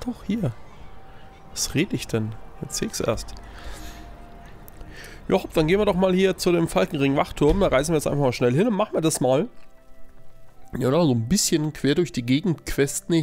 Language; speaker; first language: German; native; German